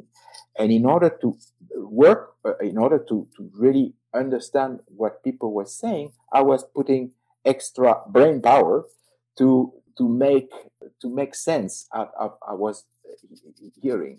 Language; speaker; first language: English; non-native, fluent; French